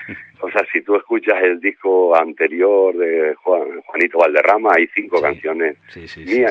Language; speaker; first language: Spanish; native; Spanish